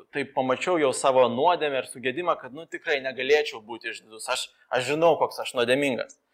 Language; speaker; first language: Lithuanian; non-native, fluent; Romanian